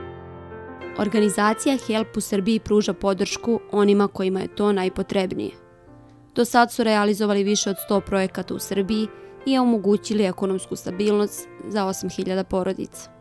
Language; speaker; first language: Serbian; native; Serbian